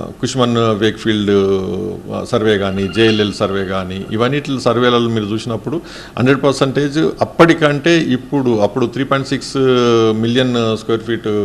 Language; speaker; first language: Telugu; native; Telugu